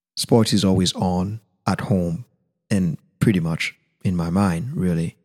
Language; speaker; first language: English; non-native, fluent; Haitian Creole